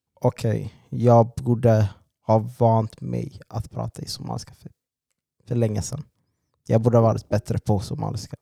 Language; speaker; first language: Swedish; native; Swedish